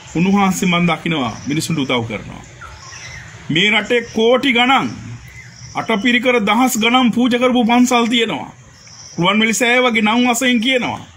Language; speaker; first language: Sinhala; native; Sinhala